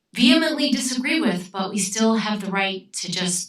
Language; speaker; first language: English; early bilingual, other home language; Romanian